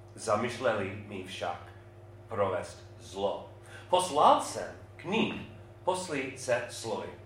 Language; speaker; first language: Czech; non-native, fluent; English